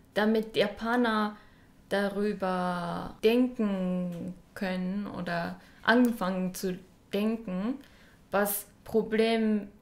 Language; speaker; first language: German; non-native, learner; Japanese